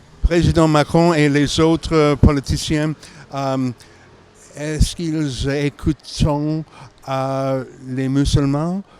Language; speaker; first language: French; non-native, learner; English